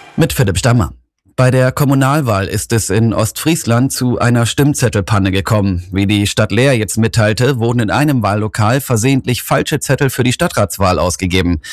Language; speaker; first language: German; native; German